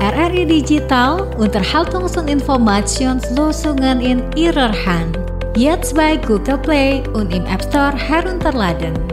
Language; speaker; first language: German; non-native, fluent; Indonesian